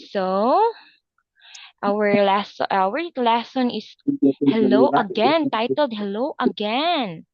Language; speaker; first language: English; non-native, local second language; Filipino